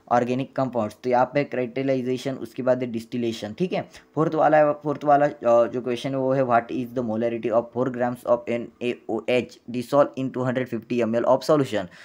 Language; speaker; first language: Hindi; non-native, local second language; Marathi